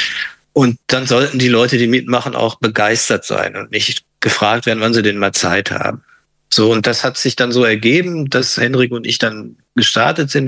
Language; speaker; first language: German; native; German